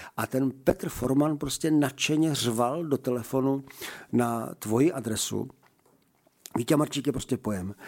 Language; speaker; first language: Czech; native; Czech